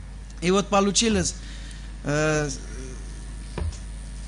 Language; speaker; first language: Russian; non-native, fluent; Armenian